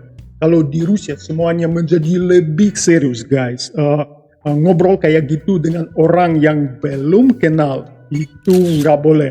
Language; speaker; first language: Indonesian; non-native, fluent; Russian